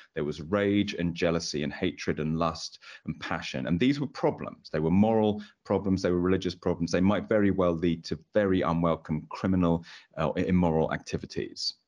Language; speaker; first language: English; native; English